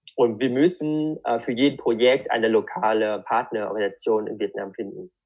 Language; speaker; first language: German; non-native, fluent; Vietnamese